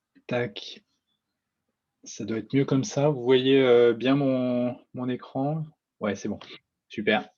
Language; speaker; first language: French; native; French